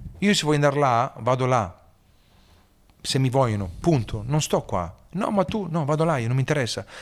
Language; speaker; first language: Italian; early bilingual, heritage; Italian